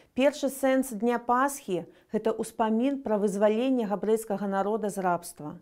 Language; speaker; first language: Belarusian; non-native, local second language; Russian